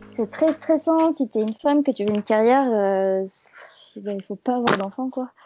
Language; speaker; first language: French; native; French